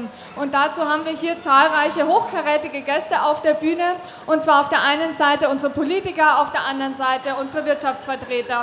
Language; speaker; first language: German; native; German